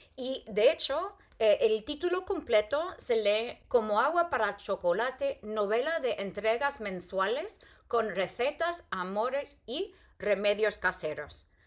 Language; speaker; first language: Spanish; non-native, fluent; English